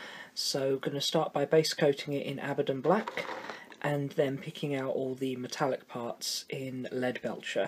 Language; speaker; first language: English; native; English